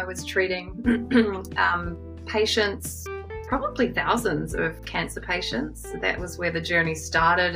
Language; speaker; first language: English; native; English